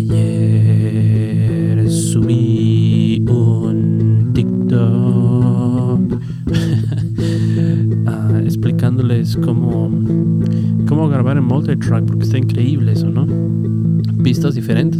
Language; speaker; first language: Spanish; native; Spanish